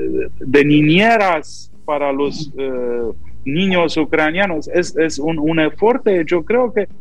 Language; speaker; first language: Spanish; non-native, fluent; Romanian